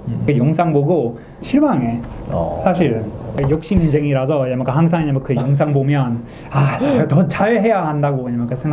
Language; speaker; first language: Korean; non-native, learner; English